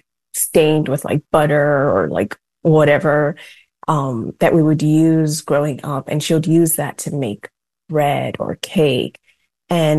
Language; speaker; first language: English; non-native, local second language; Yoruba